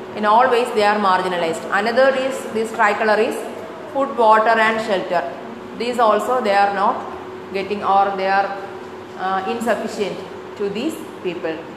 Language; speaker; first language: English; non-native, local second language; Malayalam